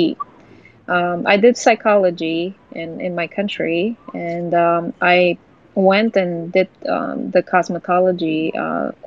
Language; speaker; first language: English; non-native, fluent; Romanian